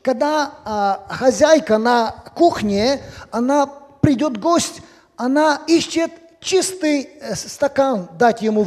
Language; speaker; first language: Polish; non-native, learner; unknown